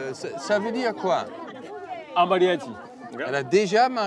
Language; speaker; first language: French; non-native, fluent; Dutch